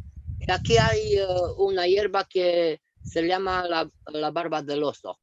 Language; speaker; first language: Spanish; non-native, fluent; Romanian